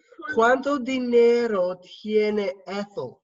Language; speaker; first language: Spanish; non-native, learner; English